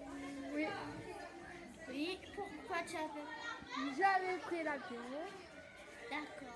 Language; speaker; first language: French; non-native, local second language; Réunion Creole French